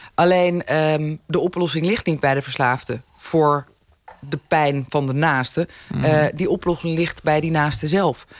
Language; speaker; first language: Dutch; native; Dutch